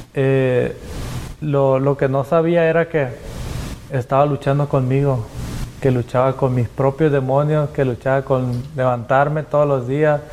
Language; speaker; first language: Spanish; native; Spanish